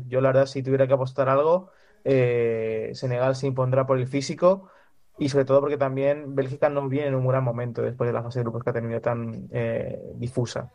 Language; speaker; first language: Spanish; native; Spanish